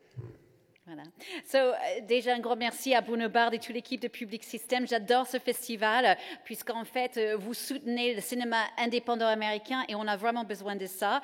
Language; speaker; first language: French; native; French